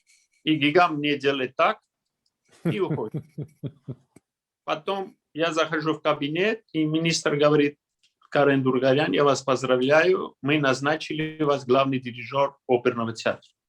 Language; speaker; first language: Russian; non-native, local second language; Armenian